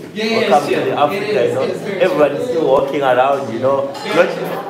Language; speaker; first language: English; non-native, local second language; North Ndebele